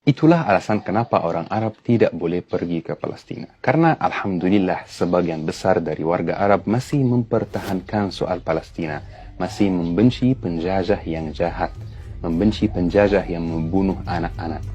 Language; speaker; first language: Indonesian; non-native, fluent; Arabic